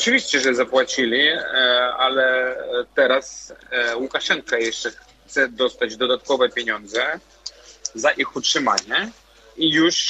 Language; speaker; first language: Polish; non-native, fluent; Belarusian